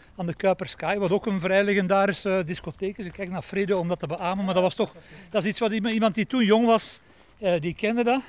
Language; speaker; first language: Dutch; native; Dutch